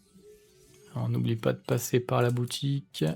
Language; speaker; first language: French; native; French